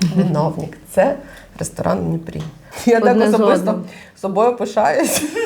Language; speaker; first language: Ukrainian; non-native, local second language; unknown